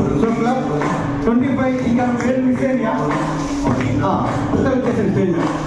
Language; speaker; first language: Telugu; native; Telugu